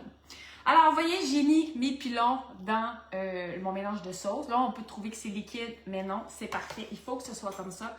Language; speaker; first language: French; native; French